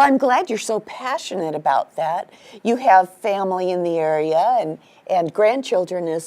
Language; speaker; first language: English; native; English